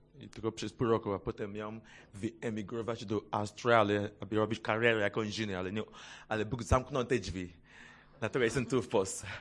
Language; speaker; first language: Polish; non-native, fluent; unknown